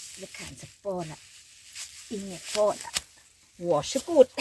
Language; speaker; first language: Swedish; non-native, learner; Thai